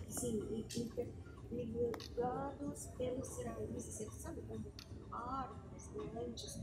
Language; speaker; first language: Portuguese; non-native, fluent; Russian